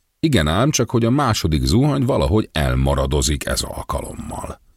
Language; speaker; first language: Hungarian; native; Hungarian